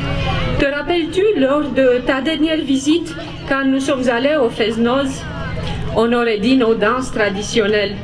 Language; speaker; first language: French; non-native, fluent; Romanian